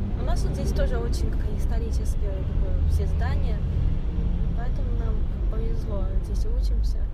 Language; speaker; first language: Russian; non-native, learner; Chinese